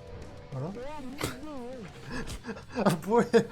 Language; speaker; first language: Korean; non-native, learner; Russian